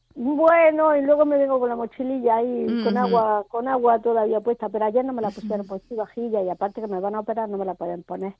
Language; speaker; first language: Spanish; native; Spanish